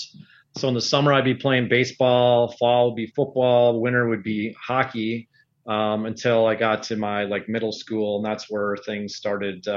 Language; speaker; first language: English; native; English